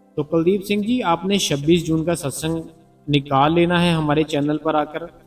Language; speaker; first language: Hindi; non-native, local second language; Punjabi